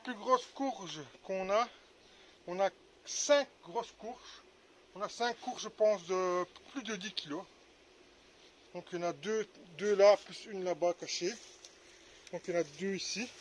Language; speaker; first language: French; native; French